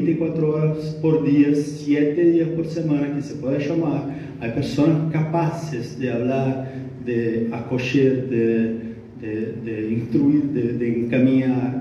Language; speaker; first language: Spanish; non-native, learner; Portuguese